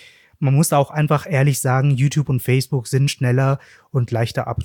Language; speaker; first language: German; native; German